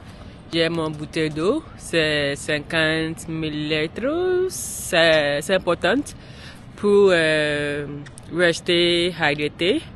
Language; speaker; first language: French; non-native, learner; English